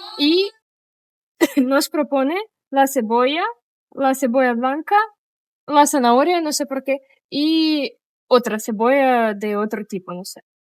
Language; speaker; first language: Spanish; non-native, fluent; Russian